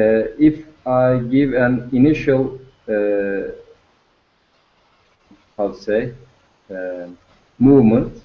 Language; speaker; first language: English; non-native, learner; Turkish